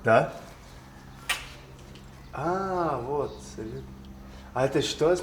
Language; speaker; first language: Russian; non-native, learner; Spanish